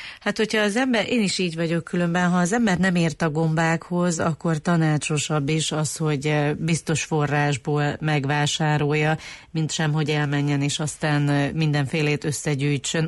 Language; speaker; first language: Hungarian; native; Hungarian